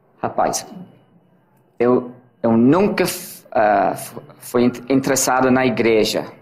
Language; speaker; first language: Portuguese; non-native, learner; English